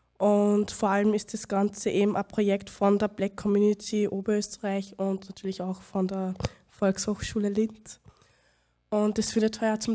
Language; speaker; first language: German; native; German